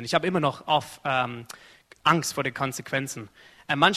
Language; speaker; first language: German; non-native, fluent; Arabic